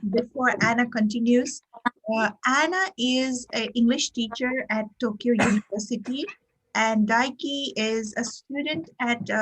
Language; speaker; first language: English; non-native, fluent; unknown